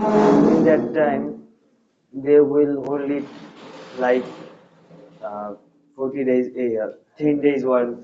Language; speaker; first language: English; non-native, learner; Bangla